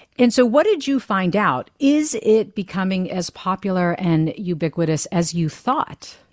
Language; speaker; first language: English; native; English